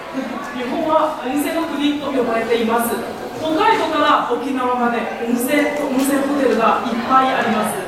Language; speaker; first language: Japanese; non-native, fluent; Chinese